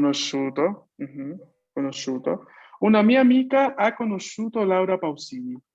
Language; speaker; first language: Italian; non-native, fluent; Spanish